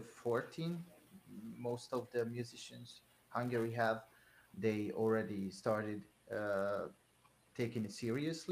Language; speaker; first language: English; non-native, fluent; Hungarian